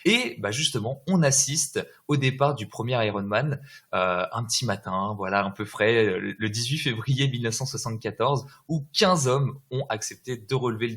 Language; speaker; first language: French; native; French